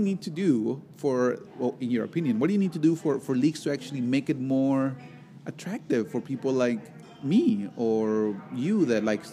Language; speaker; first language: English; non-native, fluent; Spanish